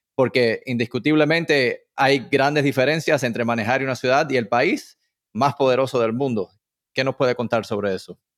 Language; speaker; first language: Spanish; early bilingual, heritage; Spanish